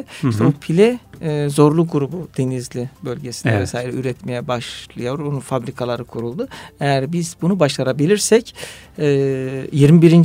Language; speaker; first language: Turkish; native; Turkish